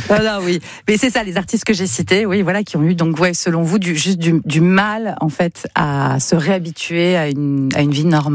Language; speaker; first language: French; native; French